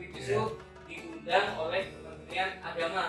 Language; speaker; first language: Indonesian; native; Indonesian